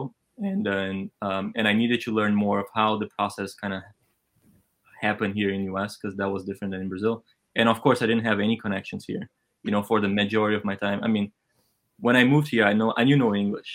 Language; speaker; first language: English; non-native, fluent; Portuguese